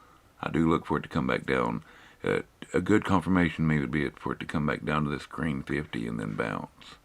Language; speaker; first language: English; native; English